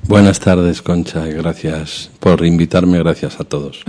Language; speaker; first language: Spanish; native; Spanish